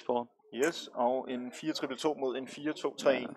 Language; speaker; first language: Danish; native; Danish